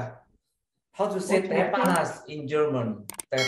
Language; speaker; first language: English; non-native, learner; Indonesian